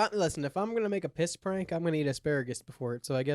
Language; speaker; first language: English; native; English